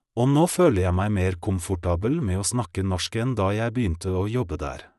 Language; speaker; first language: Norwegian; non-native, fluent; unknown